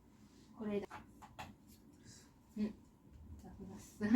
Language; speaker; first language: Japanese; non-native, learner; Mizo